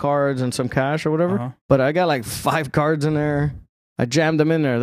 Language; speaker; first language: English; native; English